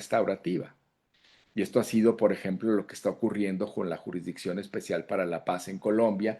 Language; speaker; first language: Spanish; native; Spanish